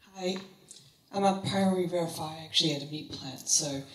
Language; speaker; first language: English; native; English